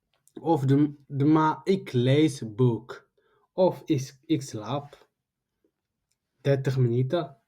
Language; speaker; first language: Dutch; non-native, learner; Tigrinya